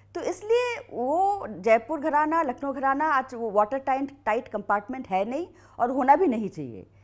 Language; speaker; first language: Hindi; native; Hindi